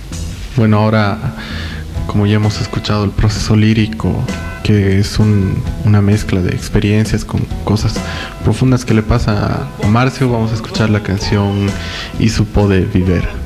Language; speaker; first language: Spanish; native; Spanish